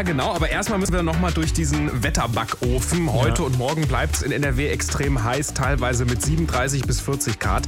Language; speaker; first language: German; native; German